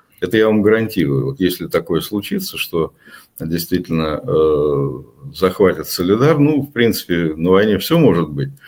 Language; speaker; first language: Russian; native; Russian